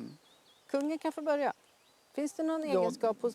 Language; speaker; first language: Swedish; native; Swedish